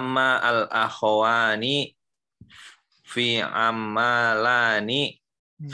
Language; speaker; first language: Arabic; non-native, learner; Indonesian